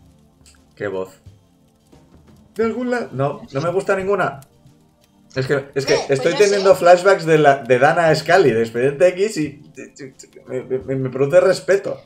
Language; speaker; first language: Spanish; native; Spanish